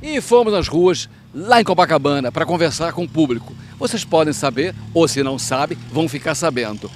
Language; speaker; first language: Portuguese; native; Portuguese